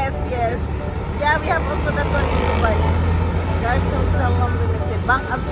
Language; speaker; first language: English; non-native, local second language; Filipino